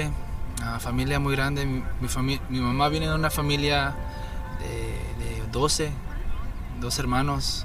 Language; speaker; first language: Spanish; early bilingual, heritage; Spanish